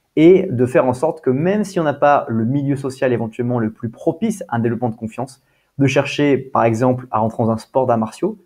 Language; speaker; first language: French; native; French